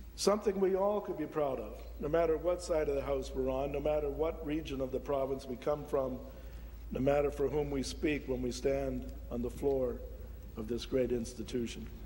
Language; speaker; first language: English; native; English